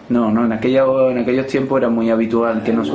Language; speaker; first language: Spanish; native; Spanish